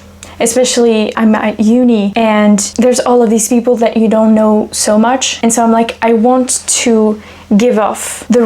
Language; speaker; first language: English; non-native, fluent; French